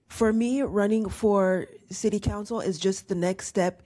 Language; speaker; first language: English; native; English